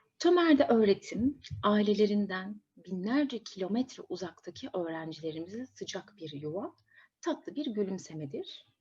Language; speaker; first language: Turkish; native; Turkish